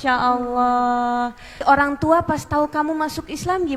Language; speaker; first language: Indonesian; native; Indonesian